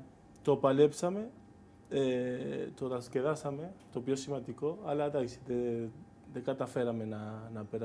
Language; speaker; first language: Greek; non-native, fluent; Spanish